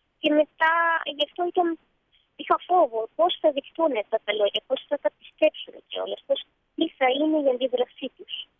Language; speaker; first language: Greek; non-native, fluent; Arabic